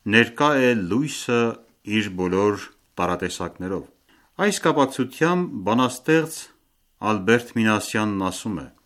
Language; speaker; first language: Armenian; early bilingual, heritage; Armenian